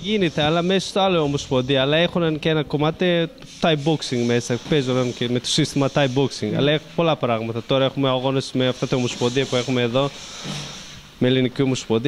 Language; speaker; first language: Greek; non-native, learner; Thai